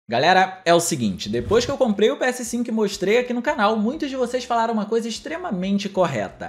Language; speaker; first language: Portuguese; native; Portuguese